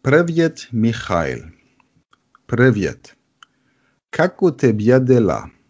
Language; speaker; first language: Russian; non-native, learner; German